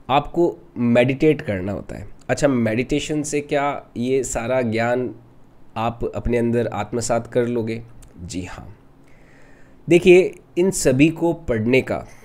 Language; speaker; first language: Hindi; non-native, local second language; Rajasthani